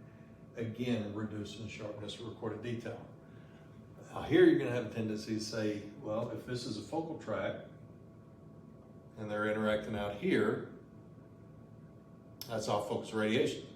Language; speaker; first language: English; native; English